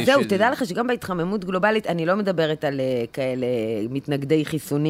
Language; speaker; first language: Hebrew; native; Hebrew